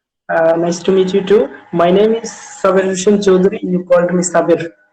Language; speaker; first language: English; non-native, learner; Bangla